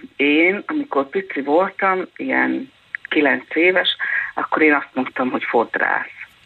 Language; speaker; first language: Hungarian; native; Hungarian